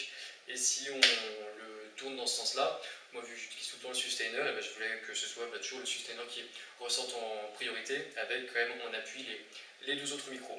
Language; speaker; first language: French; native; French